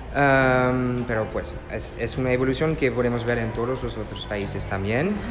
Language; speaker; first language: Spanish; non-native, learner; French